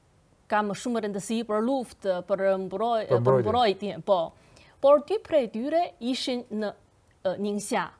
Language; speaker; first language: Albanian; non-native, fluent; Chinese